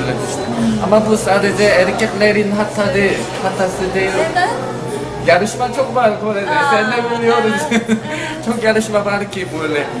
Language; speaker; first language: Turkish; non-native, learner; Korean